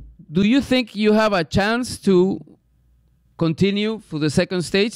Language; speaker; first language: English; non-native, fluent; Spanish